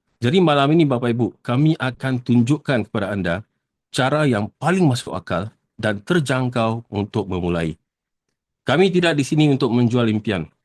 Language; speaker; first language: Malay; native; Malay